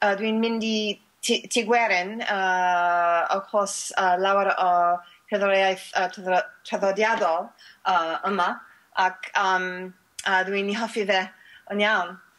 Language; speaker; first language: Welsh; non-native, learner; English